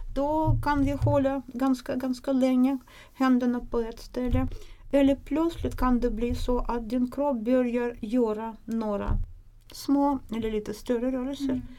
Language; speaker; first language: Swedish; non-native, fluent; Russian